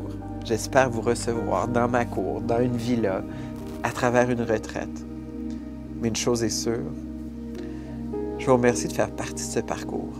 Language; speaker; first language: French; native; French